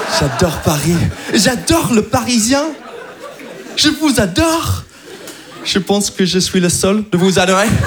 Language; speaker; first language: French; non-native, fluent; English